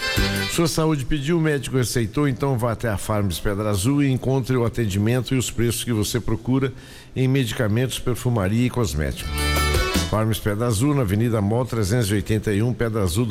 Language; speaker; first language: Portuguese; native; Portuguese